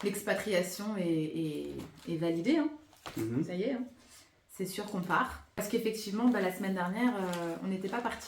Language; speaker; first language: French; native; French